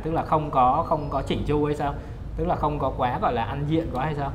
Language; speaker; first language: Vietnamese; native; Vietnamese